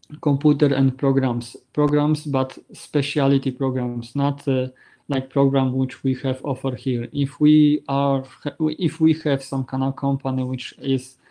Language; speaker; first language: English; non-native, learner; Polish